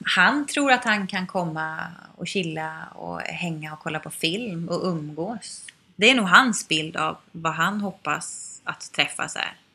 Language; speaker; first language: Swedish; native; Swedish